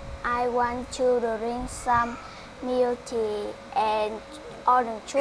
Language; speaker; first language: English; non-native, learner; Vietnamese